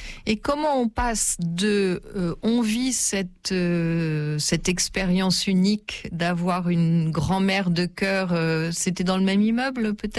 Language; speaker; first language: French; native; French